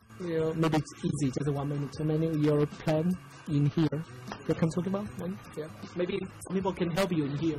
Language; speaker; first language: English; non-native, learner; Chinese